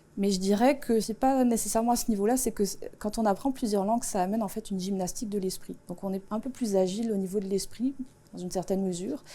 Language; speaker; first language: French; non-native, local second language; Swiss German